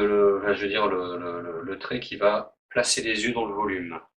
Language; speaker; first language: French; native; French